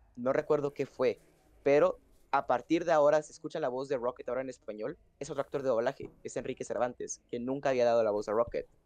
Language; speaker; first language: Spanish; native; Spanish